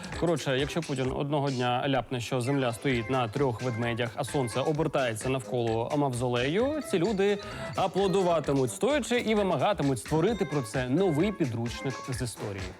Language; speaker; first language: Ukrainian; native; Ukrainian